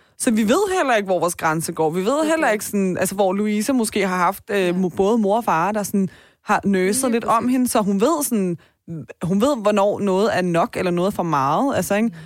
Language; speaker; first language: Danish; early bilingual, other home language; Persian